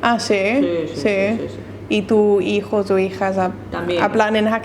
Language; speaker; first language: Spanish; non-native, learner; English